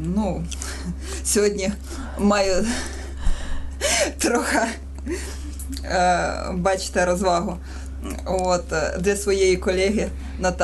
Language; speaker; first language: Ukrainian; native; Ukrainian